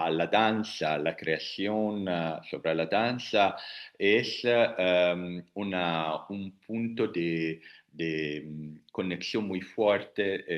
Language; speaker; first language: Spanish; non-native, learner; Italian